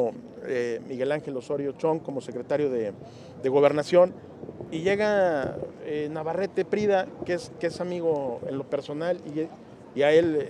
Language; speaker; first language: Spanish; native; Spanish